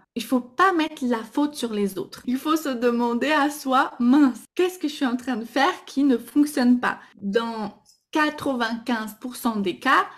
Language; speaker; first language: French; non-native, fluent; Portuguese